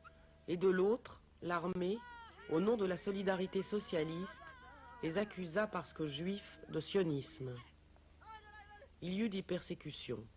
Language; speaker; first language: French; native; French